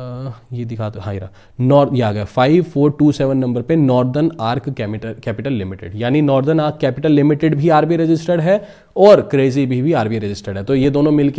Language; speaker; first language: Hindi; native; Hindi